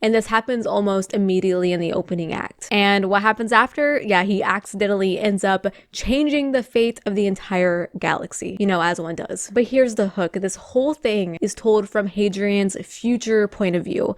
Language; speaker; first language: English; native; English